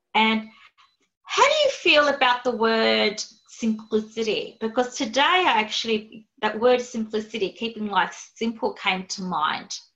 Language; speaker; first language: English; native; English